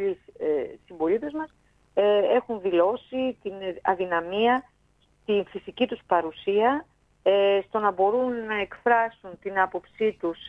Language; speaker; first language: Greek; native; Greek